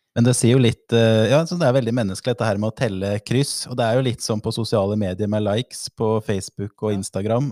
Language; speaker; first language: Norwegian; native; Norwegian